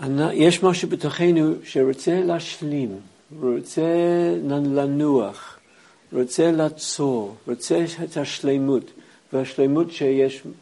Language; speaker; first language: Hebrew; non-native, fluent; English